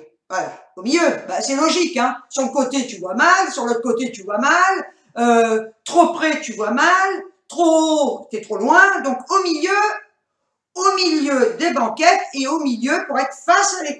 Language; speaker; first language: French; native; French